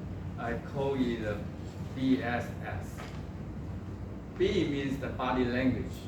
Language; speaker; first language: English; non-native, local second language; Chinese